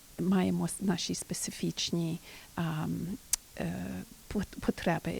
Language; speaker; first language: Ukrainian; early bilingual, heritage; Ukrainian